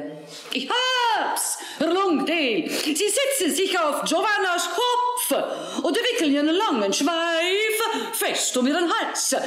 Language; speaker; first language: German; native; German